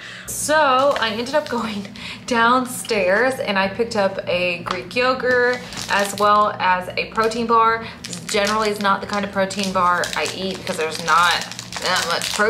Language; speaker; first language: English; native; English